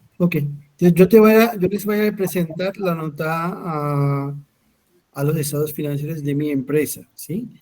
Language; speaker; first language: Spanish; non-native, fluent; Hindi